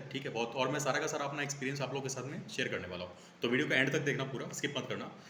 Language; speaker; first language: Hindi; native; Hindi